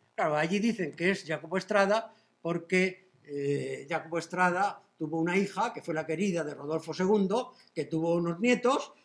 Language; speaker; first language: Spanish; native; Spanish